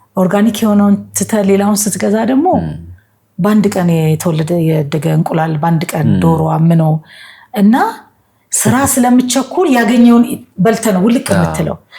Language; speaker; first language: Amharic; native; Amharic